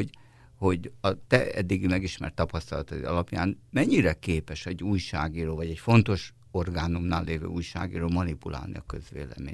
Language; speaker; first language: Hungarian; native; Hungarian